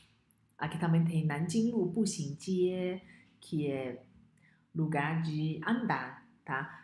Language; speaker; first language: Portuguese; non-native, fluent; Chinese